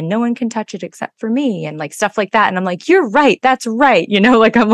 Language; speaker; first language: English; native; English